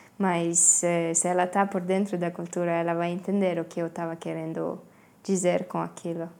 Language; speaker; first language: Portuguese; non-native, fluent; Estonian